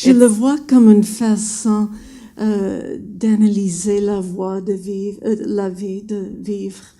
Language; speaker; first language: French; non-native, fluent; English